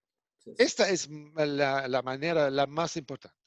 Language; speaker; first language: Spanish; non-native, fluent; German